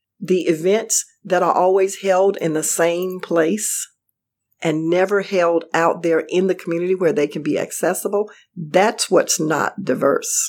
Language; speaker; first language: English; native; English